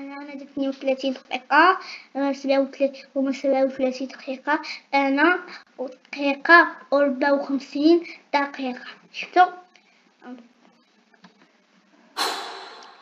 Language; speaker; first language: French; non-native, learner; Arabic